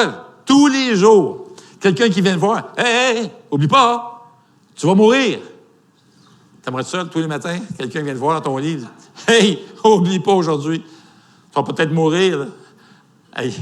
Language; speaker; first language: French; native; French